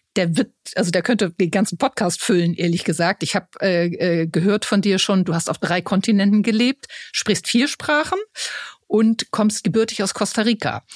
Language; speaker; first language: German; native; German